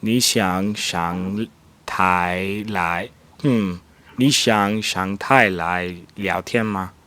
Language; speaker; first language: Chinese; non-native, learner; English